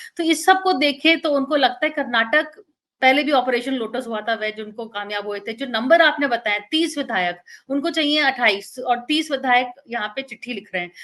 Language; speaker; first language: Hindi; native; Hindi